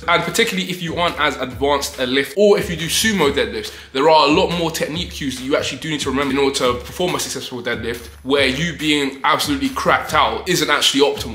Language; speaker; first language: English; native; English